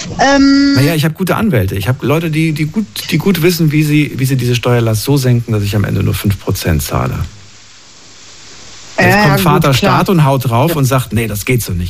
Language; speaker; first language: German; native; German